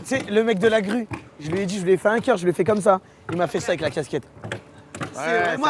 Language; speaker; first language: French; native; French